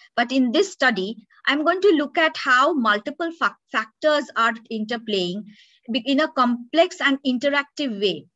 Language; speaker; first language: English; non-native, local second language; Bangla